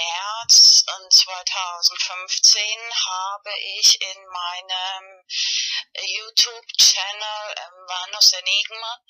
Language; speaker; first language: German; non-native, learner; Spanish